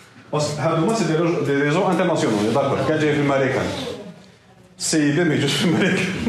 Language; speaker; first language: French; non-native, local second language; Arabic